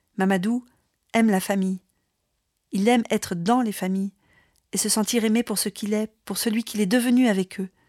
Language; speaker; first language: French; native; French